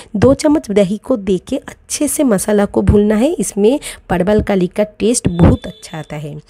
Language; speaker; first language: Hindi; non-native, local second language; Bangla